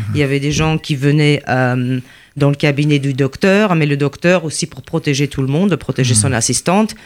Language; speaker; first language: French; non-native, fluent; Polish